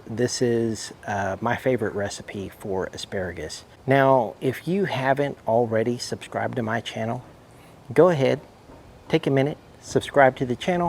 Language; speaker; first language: English; native; English